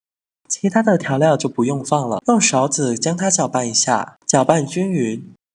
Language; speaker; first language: Chinese; native; Chinese